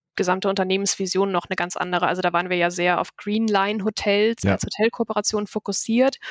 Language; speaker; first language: German; native; German